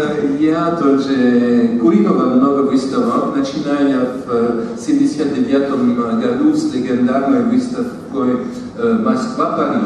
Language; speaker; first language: Russian; non-native, fluent; French